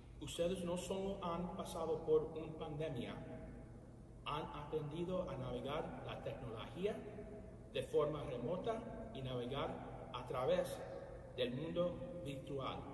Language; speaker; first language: Spanish; early bilingual, other home language; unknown